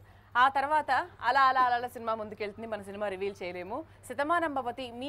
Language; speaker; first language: Telugu; native; Telugu